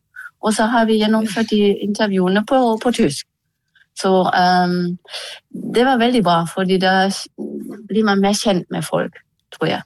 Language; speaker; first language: Norwegian; non-native, fluent; German